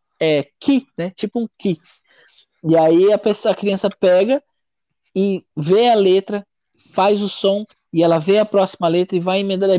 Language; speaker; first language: Portuguese; native; Portuguese